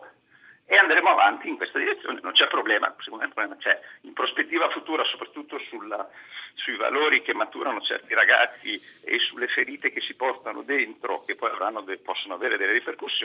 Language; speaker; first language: Italian; native; Italian